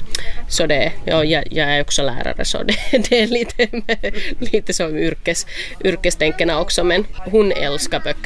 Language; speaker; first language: Swedish; non-native, local second language; Finnish